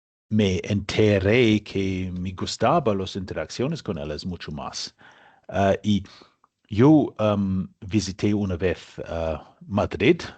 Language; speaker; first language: Spanish; non-native, learner; English